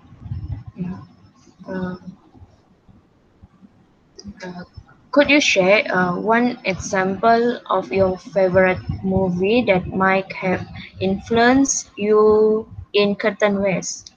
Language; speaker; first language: English; non-native, local second language; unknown